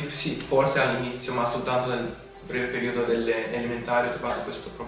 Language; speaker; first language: Italian; early bilingual, other home language; Romanian